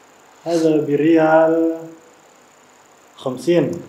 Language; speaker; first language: Arabic; non-native, learner; Indonesian